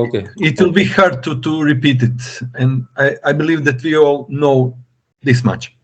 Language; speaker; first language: English; non-native, learner; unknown